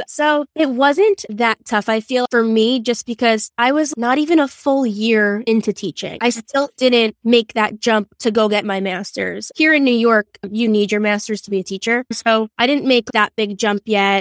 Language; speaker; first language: English; native; English